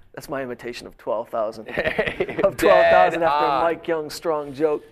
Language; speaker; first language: English; native; English